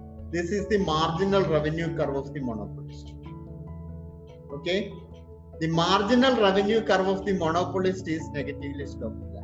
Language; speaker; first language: English; non-native, local second language; Malayalam